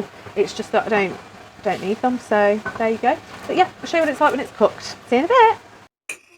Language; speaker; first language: English; native; English